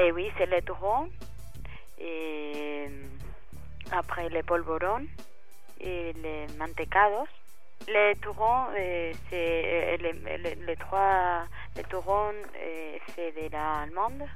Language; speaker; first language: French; non-native, learner; Spanish